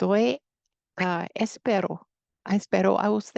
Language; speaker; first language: Spanish; non-native, fluent; English